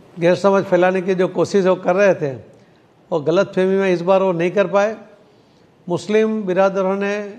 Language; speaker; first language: Hindi; non-native, local second language; Marathi